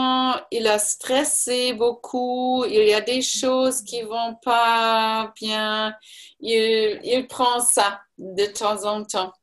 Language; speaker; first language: French; non-native, learner; German